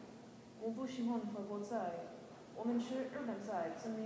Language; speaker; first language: Chinese; non-native, learner; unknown